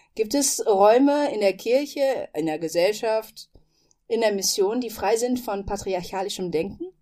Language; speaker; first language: German; native; German